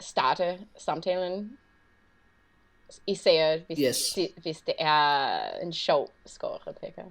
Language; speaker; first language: Danish; non-native, learner; English